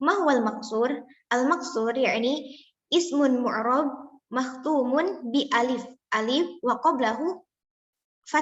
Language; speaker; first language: Arabic; non-native, learner; Indonesian